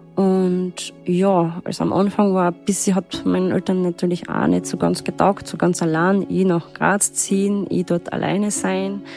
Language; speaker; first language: German; early bilingual, other home language; Turkish